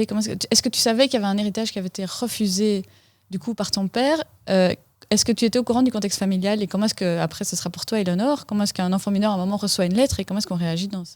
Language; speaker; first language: French; native; French